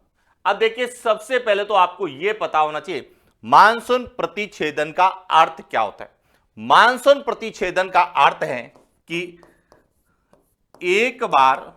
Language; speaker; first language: Hindi; native; Hindi